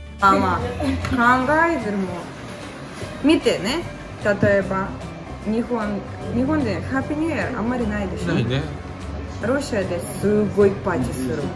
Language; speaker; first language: Japanese; non-native, learner; Russian